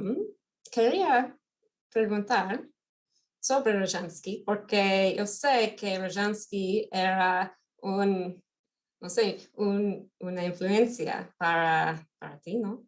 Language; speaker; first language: Spanish; non-native, fluent; English